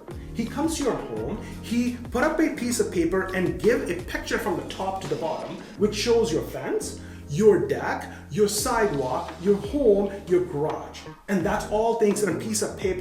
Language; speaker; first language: English; non-native, fluent; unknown